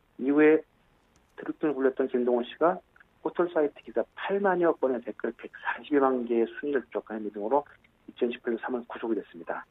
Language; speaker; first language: Korean; native; Korean